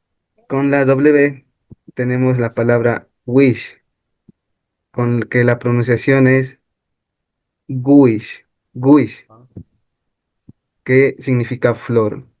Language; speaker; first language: Spanish; non-native, local second language; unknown